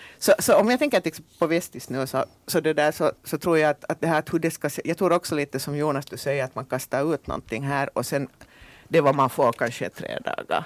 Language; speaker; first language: Swedish; native; Swedish